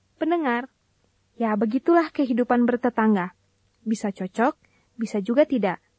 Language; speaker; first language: Indonesian; native; Indonesian